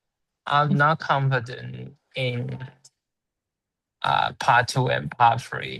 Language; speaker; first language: English; non-native, learner; Chinese